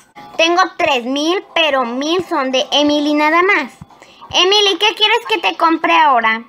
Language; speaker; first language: Spanish; native; Spanish